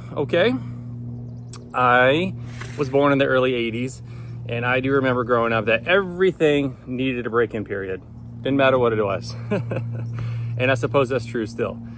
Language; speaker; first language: English; native; English